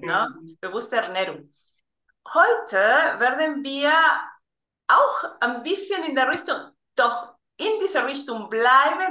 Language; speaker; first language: German; non-native, fluent; Spanish